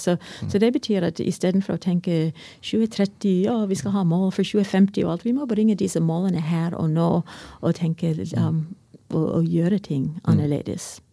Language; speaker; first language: Norwegian; non-native, fluent; English